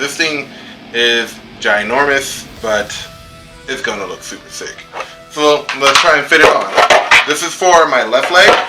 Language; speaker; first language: English; native; English